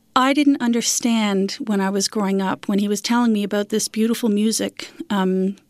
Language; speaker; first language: English; native; English